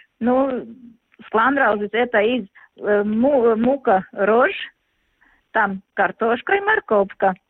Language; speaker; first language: Russian; non-native, local second language; Latvian